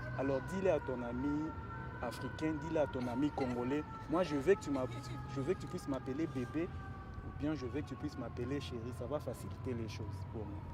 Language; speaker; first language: French; non-native, local second language; Lingala